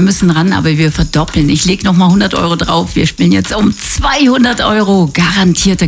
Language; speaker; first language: German; native; German